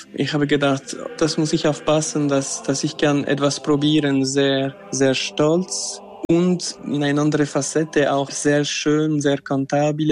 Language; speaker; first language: German; non-native, local second language; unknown